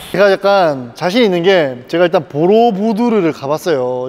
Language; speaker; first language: Korean; native; Korean